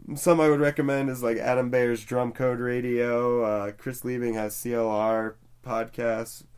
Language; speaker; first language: English; native; English